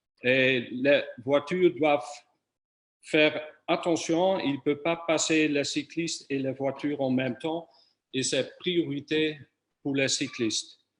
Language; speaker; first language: French; non-native, fluent; Dutch